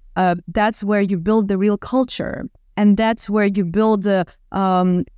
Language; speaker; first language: English; non-native, fluent; Russian